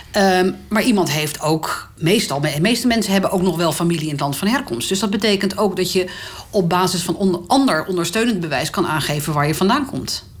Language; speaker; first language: Dutch; native; Dutch